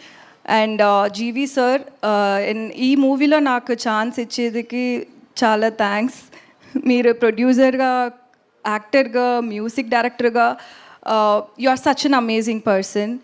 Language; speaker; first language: Telugu; non-native, learner; Tamil